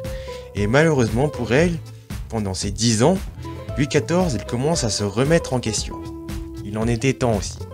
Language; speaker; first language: French; native; French